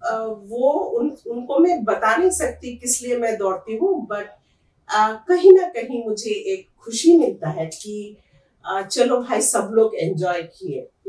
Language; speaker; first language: Hindi; non-native, local second language; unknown